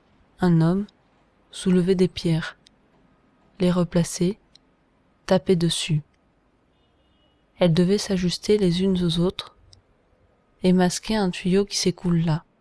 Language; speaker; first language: French; native; French